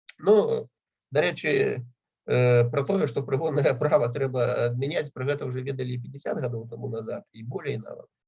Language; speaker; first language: Belarusian; native; Belarusian